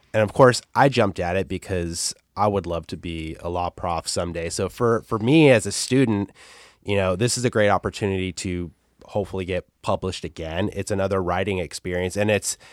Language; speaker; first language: English; native; English